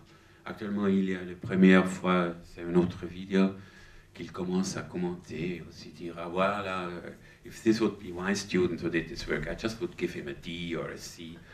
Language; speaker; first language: French; non-native, learner; German